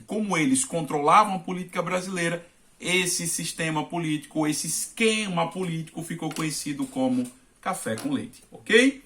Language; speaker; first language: Portuguese; native; Portuguese